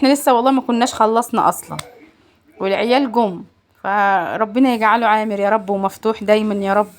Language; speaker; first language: Arabic; native; Arabic